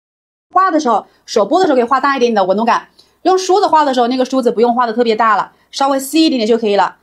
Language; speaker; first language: Chinese; native; Chinese